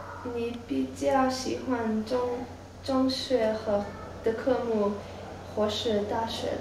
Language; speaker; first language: Chinese; non-native, learner; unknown